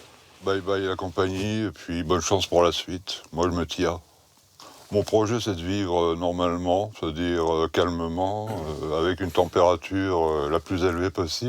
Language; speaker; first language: French; native; French